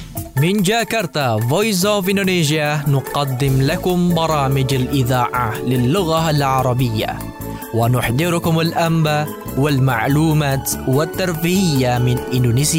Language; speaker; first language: Arabic; non-native, fluent; Indonesian